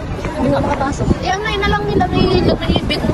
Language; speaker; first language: Filipino; native; Filipino